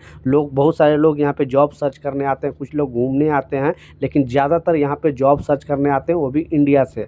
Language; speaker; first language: Hindi; native; Hindi